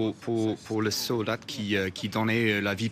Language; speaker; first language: French; non-native, fluent; English